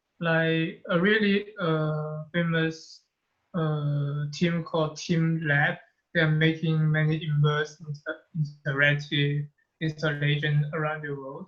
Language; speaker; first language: English; non-native, fluent; Chinese